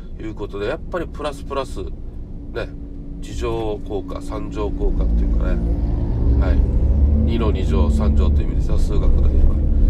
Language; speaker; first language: Japanese; native; Japanese